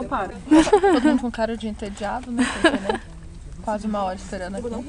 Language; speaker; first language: Portuguese; native; Portuguese